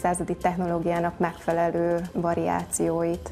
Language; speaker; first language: Hungarian; native; Hungarian